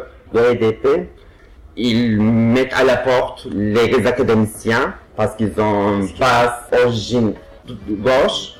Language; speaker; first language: French; non-native, fluent; Turkish